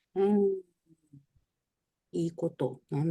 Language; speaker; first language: Korean; non-native, learner; Japanese